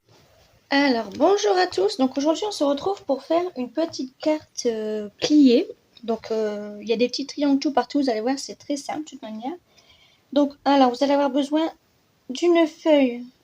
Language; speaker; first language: French; native; French